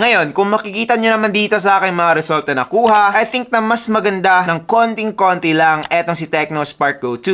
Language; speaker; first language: Filipino; native; Filipino